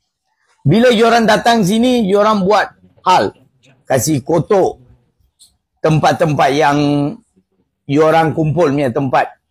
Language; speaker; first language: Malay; non-native, local second language; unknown